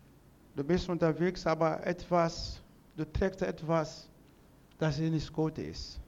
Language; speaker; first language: German; non-native, learner; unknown